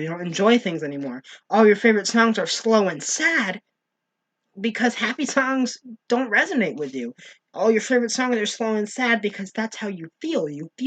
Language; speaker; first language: English; native; English